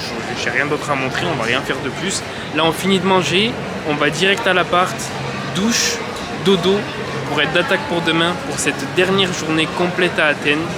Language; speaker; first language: French; native; French